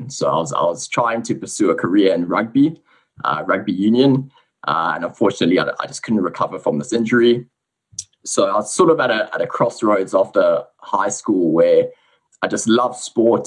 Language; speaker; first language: English; native; English